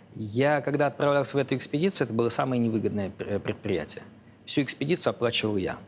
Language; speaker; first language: Russian; native; Russian